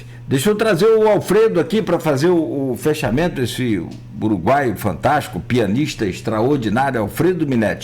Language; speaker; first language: Portuguese; native; Portuguese